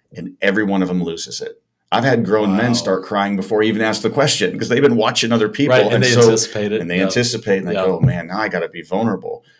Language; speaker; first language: English; native; English